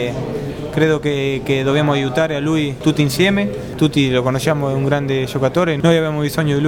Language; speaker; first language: Italian; non-native, fluent; Spanish